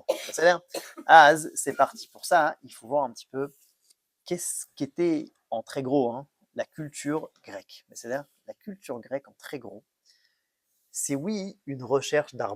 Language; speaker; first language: French; native; French